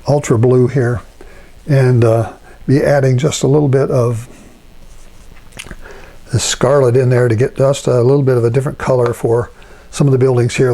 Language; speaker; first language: English; native; English